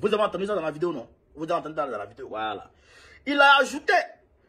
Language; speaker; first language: French; non-native, local second language; Bambara